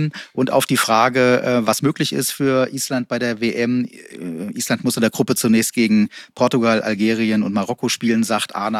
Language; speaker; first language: German; native; German